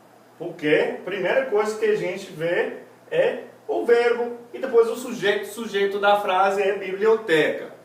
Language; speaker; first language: Portuguese; non-native, fluent; English